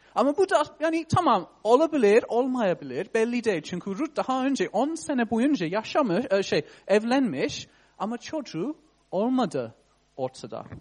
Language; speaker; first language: Turkish; non-native, fluent; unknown